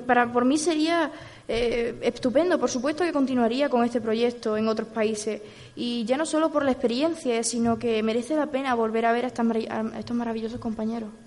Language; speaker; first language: Spanish; native; Spanish